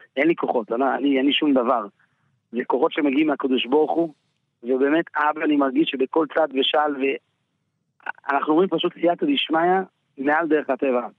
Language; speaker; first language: Hebrew; native; Hebrew